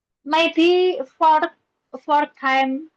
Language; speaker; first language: English; non-native, learner; Indonesian